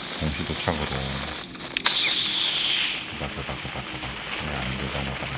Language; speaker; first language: Korean; native; Korean